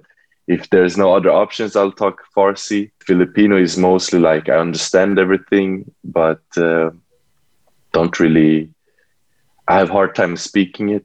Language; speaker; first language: English; non-native, fluent; Swedish